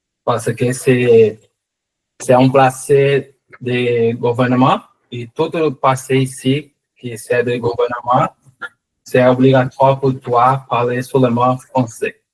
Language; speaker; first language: French; non-native, learner; Portuguese